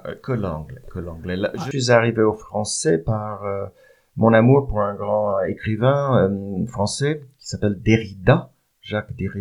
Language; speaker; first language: French; non-native, fluent; English